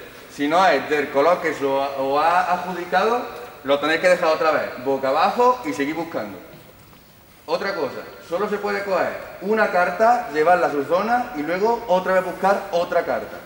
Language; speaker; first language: Spanish; native; Spanish